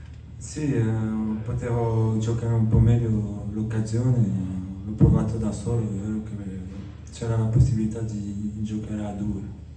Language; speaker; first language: Italian; non-native, fluent; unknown